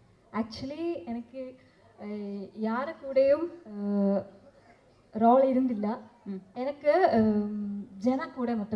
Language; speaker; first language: Tamil; non-native, learner; Malayalam